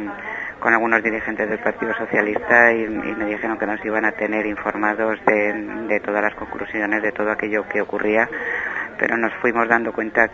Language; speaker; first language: Spanish; native; Spanish